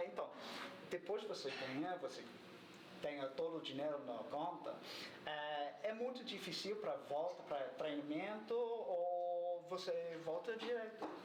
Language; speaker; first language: Portuguese; non-native, learner; English